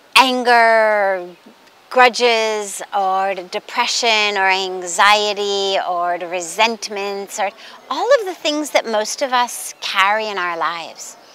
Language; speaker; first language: English; native; English